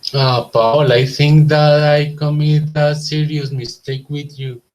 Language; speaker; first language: English; non-native, learner; Spanish